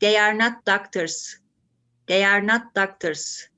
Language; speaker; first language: English; non-native, learner; Turkish